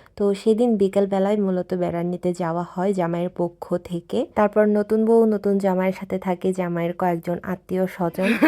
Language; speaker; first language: Bangla; non-native, local second language; Chakma